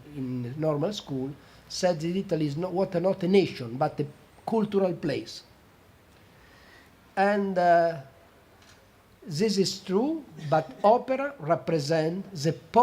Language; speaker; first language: English; non-native, fluent; Italian